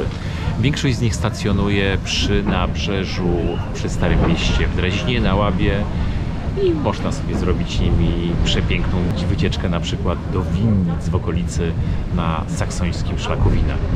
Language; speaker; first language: Polish; native; Polish